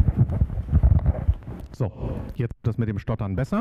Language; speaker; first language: German; native; German